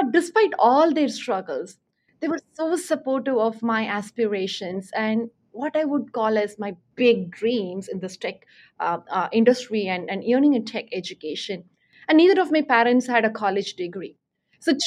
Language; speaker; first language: English; non-native, local second language; Tamil